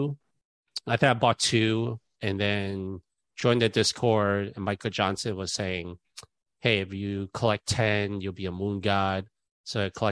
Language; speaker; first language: English; native; English